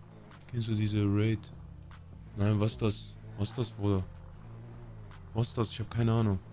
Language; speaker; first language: German; early bilingual, other home language; Turkish